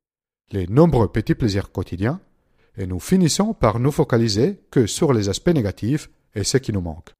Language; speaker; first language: French; non-native, fluent; Italian